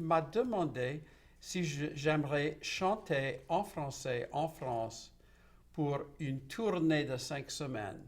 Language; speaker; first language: French; non-native, local second language; English